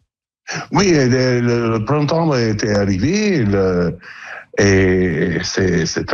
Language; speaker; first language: French; non-native, learner; Italian